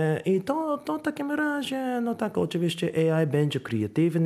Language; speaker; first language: Polish; non-native, learner; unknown